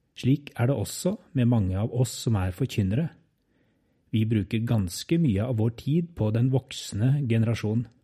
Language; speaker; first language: Norwegian; native; Norwegian